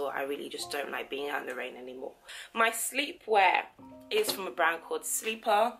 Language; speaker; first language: English; native; English